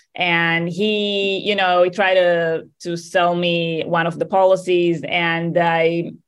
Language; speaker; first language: English; non-native, fluent; Hebrew